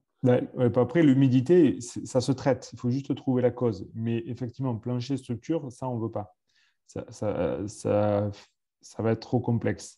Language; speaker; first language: French; native; French